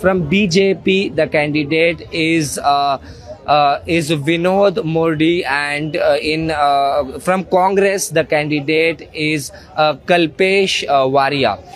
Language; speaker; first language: English; non-native, local second language; Hindi